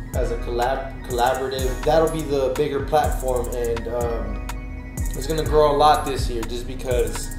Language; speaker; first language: English; early bilingual, other home language; Spanish